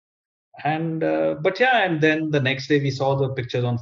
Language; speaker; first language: English; non-native, local second language; Kannada